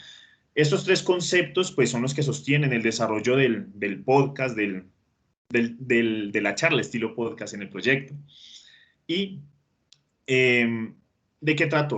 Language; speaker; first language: Spanish; native; Spanish